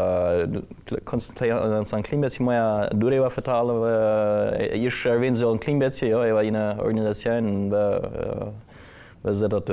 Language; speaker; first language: German; non-native, local second language; Plautdietsch